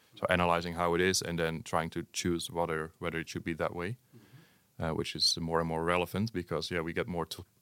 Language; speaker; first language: English; non-native, fluent; Dutch